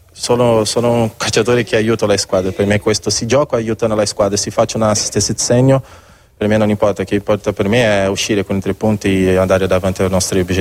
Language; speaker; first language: Italian; non-native, learner; Spanish